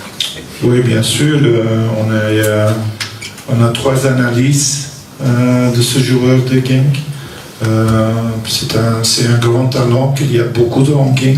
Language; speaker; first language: French; non-native, local second language; Dutch